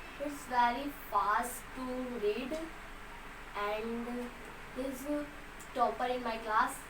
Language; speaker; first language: English; non-native, learner; Hindi